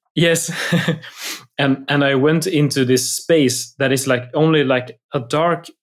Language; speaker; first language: English; non-native, fluent; Swedish